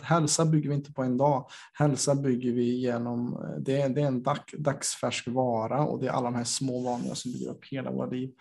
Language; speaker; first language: Swedish; native; Swedish